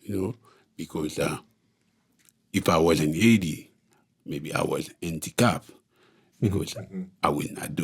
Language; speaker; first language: English; non-native, local second language; Haitian Creole